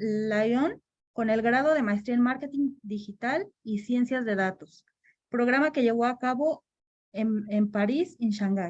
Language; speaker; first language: Spanish; native; Spanish